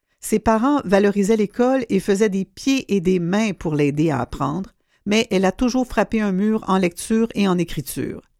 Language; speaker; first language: French; native; French